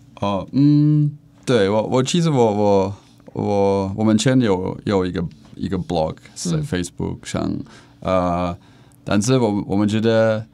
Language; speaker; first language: Chinese; non-native, learner; Czech